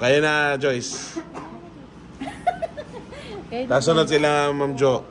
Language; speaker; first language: Filipino; native; Filipino